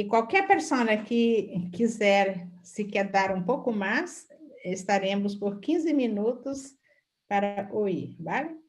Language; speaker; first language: Portuguese; non-native, fluent; Spanish